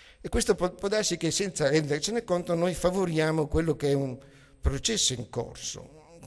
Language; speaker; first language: Italian; native; Italian